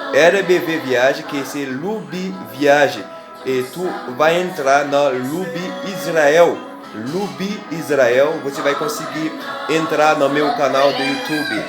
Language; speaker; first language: Portuguese; non-native, learner; Haitian Creole